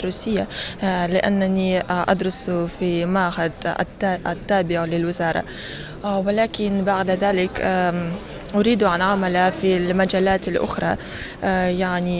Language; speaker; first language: Arabic; non-native, fluent; Russian